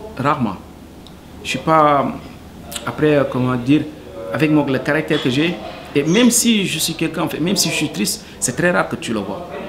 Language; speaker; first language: French; non-native, local second language; Wolof